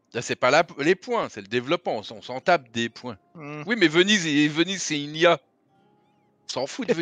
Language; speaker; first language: French; native; French